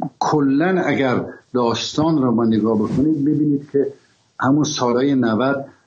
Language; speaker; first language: Persian; non-native, local second language; Azerbaijani